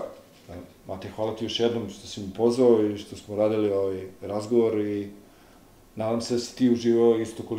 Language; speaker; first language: Serbian; native; Serbian